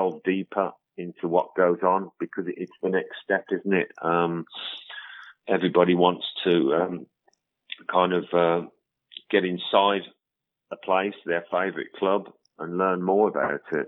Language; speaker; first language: English; native; English